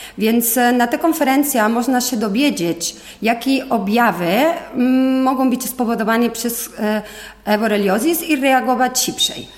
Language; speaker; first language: Polish; non-native, learner; Spanish